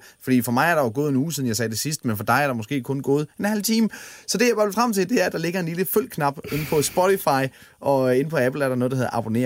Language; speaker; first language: Danish; native; Danish